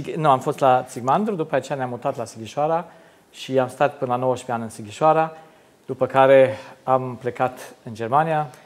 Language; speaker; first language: Romanian; non-native, local second language; German